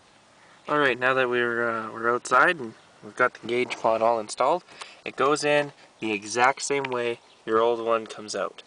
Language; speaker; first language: English; native; English